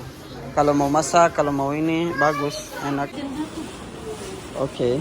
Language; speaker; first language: Indonesian; non-native, learner; Urdu